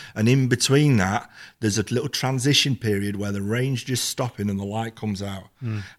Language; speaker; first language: English; native; English